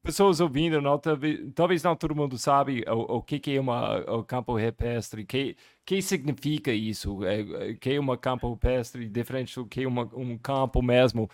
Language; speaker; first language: Portuguese; non-native, fluent; English